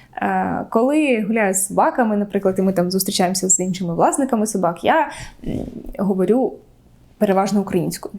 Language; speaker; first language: Ukrainian; non-native, local second language; Russian